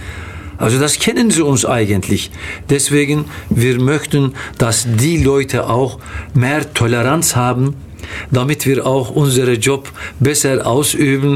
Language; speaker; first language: German; non-native, fluent; Turkish